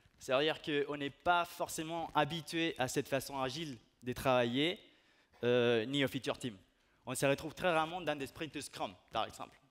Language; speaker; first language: French; non-native, fluent; Spanish